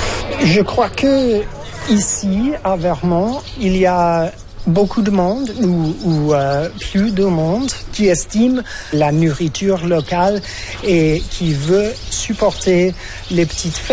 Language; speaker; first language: French; non-native, fluent; English